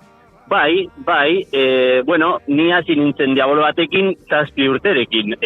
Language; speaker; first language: Basque; non-native, local second language; Spanish